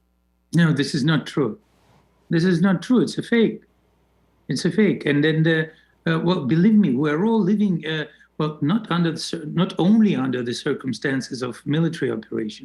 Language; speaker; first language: English; non-native, fluent; Russian